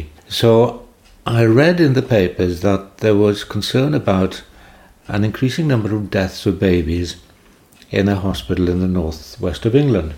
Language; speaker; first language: English; native; English